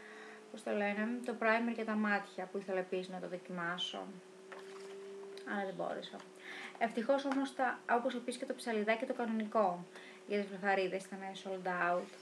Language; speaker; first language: Greek; native; Greek